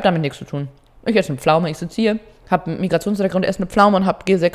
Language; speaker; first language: German; native; German